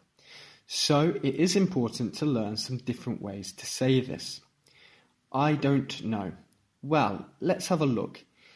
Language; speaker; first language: English; native; English